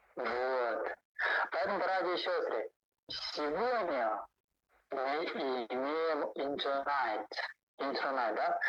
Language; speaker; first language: Russian; non-native, learner; Chinese